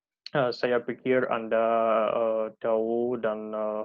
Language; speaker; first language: Indonesian; non-native, fluent; Russian